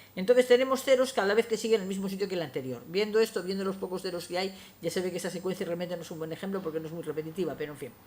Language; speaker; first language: Spanish; non-native, local second language; Galician